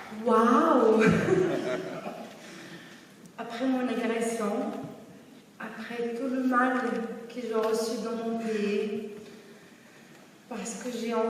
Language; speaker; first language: French; non-native, local second language; Arabic